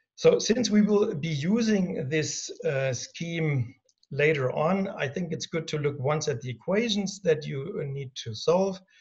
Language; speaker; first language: English; non-native, fluent; German